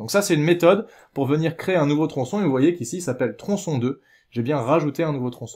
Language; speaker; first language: French; native; French